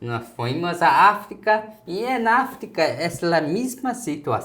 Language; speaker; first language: Spanish; non-native, fluent; Korean